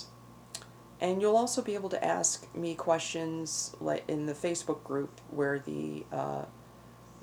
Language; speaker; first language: English; native; English